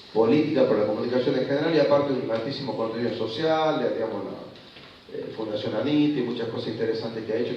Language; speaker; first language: Spanish; native; Spanish